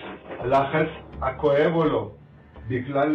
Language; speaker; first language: Hebrew; non-native, fluent; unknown